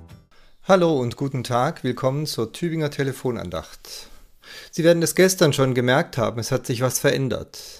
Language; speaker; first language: German; native; German